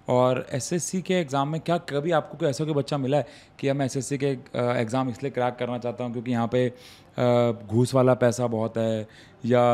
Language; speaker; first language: Hindi; native; Hindi